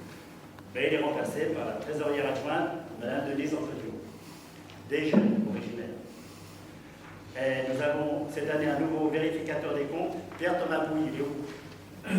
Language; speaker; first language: French; native; French